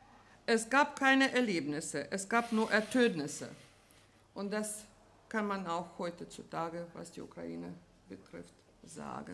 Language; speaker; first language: German; non-native, fluent; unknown